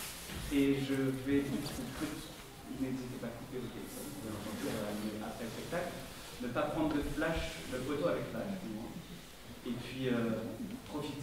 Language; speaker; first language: French; native; French